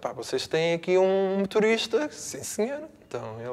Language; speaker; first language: Portuguese; native; Portuguese